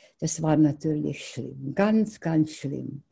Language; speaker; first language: German; non-native, fluent; Hungarian